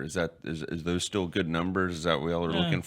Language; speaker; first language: English; native; English